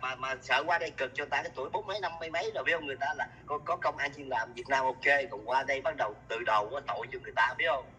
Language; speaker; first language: Vietnamese; native; Vietnamese